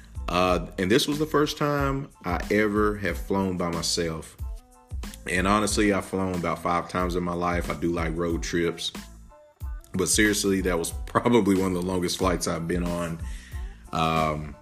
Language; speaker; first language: English; native; English